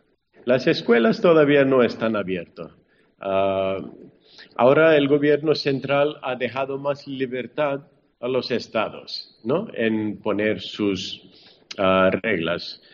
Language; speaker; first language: Spanish; non-native, fluent; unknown